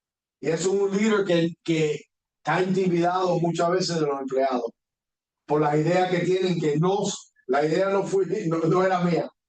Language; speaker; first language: Spanish; early bilingual, heritage; Spanish